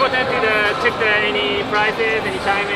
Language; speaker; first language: English; non-native, learner; Japanese